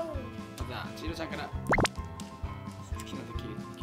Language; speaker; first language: Japanese; native; Japanese